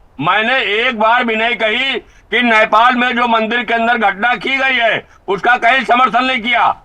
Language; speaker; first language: Hindi; native; Hindi